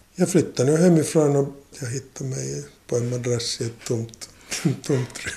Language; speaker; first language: Swedish; native; Swedish